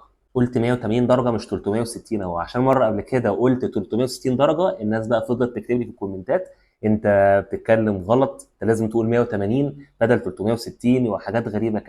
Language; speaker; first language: Arabic; native; Arabic